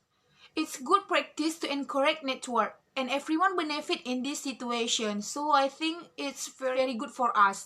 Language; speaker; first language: English; non-native, learner; Indonesian